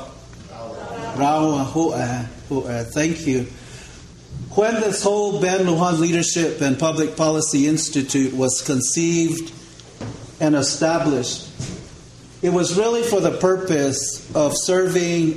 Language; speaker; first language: English; non-native, local second language; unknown